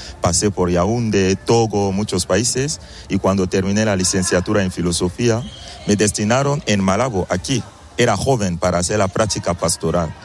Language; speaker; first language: Spanish; non-native, fluent; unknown